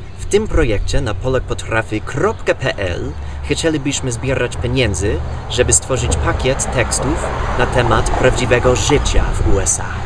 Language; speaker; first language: Polish; non-native, fluent; English